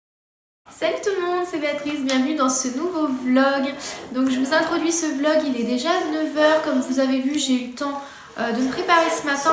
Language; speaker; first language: French; native; French